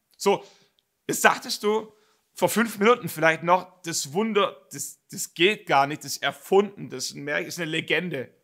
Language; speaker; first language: German; native; German